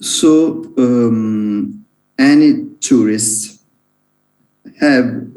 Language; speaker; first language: English; non-native, learner; Italian